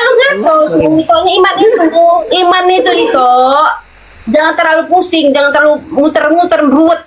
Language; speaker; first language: Indonesian; native; Indonesian